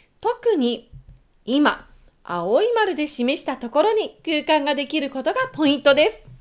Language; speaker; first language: Japanese; native; Japanese